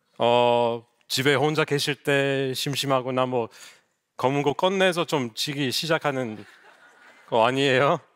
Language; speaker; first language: Korean; non-native, fluent; English